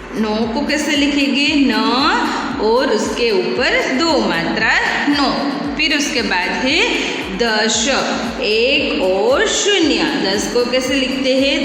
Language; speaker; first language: Hindi; non-native, local second language; Gujarati